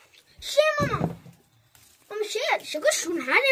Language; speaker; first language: Swedish; early bilingual, other home language; Filipino